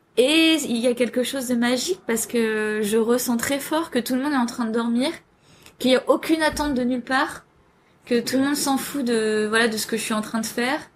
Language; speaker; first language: French; native; French